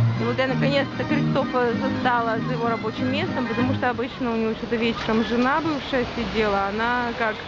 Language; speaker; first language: Russian; native; Russian